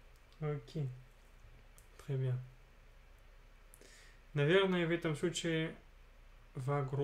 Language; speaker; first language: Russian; non-native, fluent; French